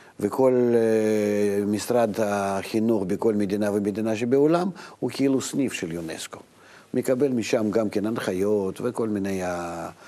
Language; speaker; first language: Hebrew; non-native, fluent; Russian